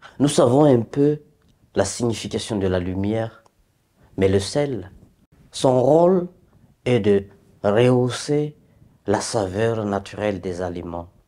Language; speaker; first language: French; native; French